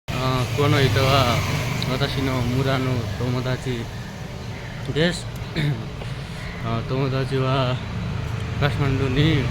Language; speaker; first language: Japanese; non-native, learner; Nepali